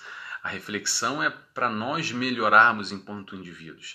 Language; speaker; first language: Portuguese; native; Portuguese